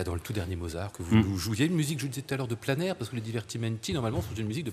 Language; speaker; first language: French; native; French